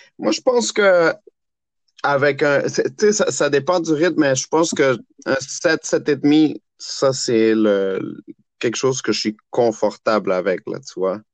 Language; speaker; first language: French; early bilingual, other home language; Spanish